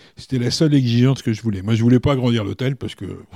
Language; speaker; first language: French; native; French